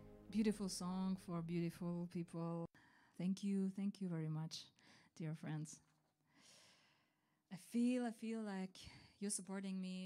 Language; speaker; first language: English; non-native, fluent; Ukrainian